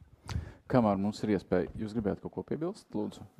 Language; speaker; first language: Latvian; native; Latvian